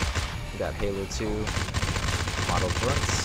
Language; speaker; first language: English; native; English